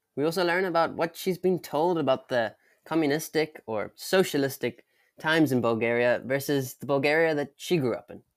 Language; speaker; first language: English; native; English